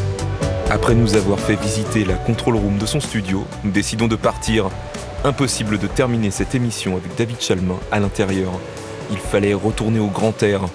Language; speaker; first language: French; native; French